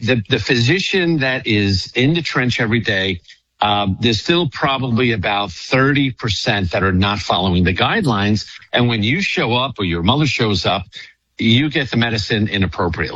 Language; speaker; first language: English; native; English